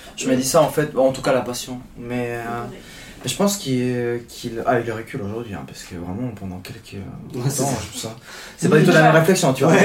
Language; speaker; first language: French; non-native, fluent; Spanish